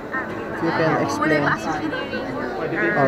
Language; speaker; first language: English; non-native, local second language; Filipino